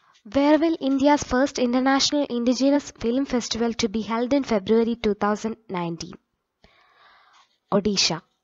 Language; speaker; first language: English; non-native, local second language; Malayalam